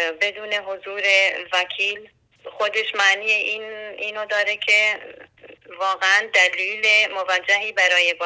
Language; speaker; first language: Persian; non-native, local second language; Central Kurdish